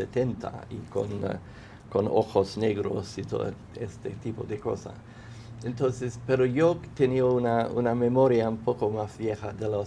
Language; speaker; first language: Spanish; non-native, fluent; English